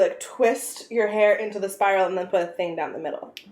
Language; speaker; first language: English; native; English